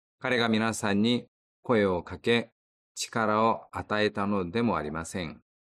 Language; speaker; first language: Japanese; non-native, fluent; Korean